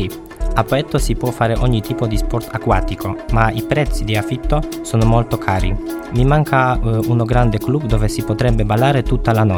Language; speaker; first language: Italian; non-native, fluent; Polish